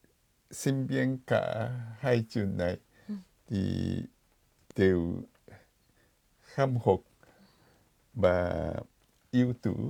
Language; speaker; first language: Vietnamese; non-native, fluent; Japanese